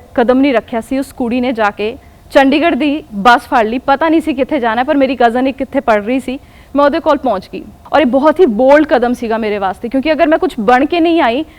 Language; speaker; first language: Punjabi; non-native, local second language; Hindi